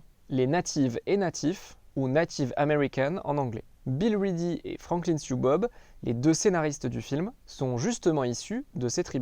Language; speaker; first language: French; native; French